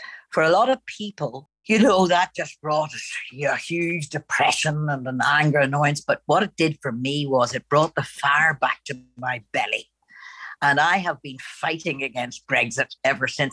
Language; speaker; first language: English; native; English